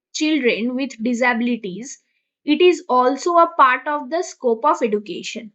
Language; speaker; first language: English; non-native, local second language; Bangla